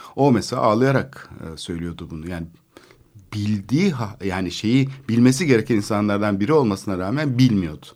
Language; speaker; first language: Turkish; native; Turkish